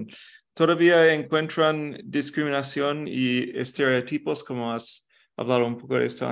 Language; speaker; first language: Spanish; non-native, fluent; English